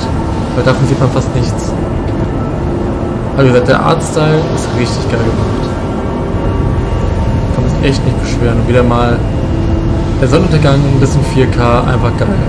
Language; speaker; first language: German; native; German